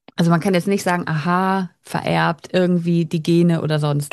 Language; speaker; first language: German; native; German